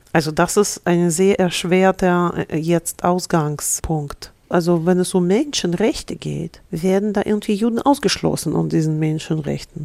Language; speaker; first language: German; non-native, fluent; Russian